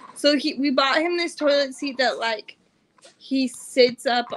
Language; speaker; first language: English; native; English